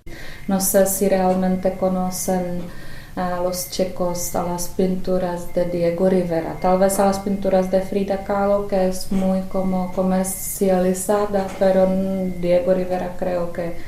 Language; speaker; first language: Spanish; non-native, fluent; Czech